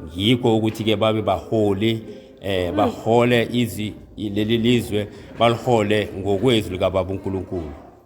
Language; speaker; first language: Zulu; non-native, local second language; South Ndebele